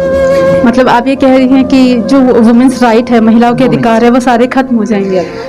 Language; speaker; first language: Hindi; native; Hindi